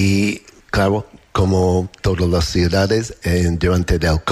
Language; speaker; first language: Spanish; non-native, learner; English